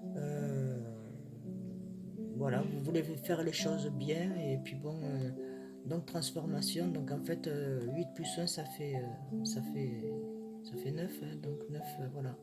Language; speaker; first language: French; native; French